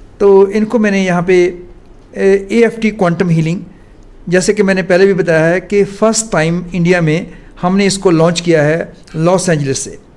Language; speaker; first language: Hindi; non-native, local second language; Punjabi